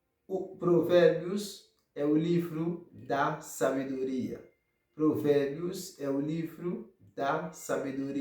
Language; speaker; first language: Portuguese; non-native, fluent; Haitian Creole